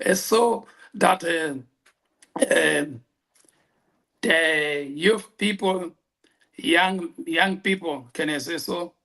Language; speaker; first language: English; non-native, local second language; Portuguese